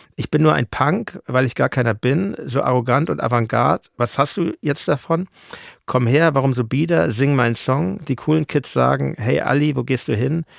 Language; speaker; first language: German; native; German